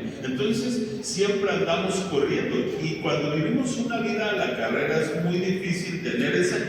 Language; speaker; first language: Spanish; native; Spanish